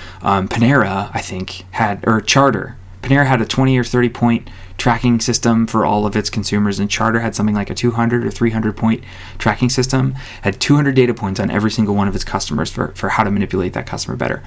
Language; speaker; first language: English; native; English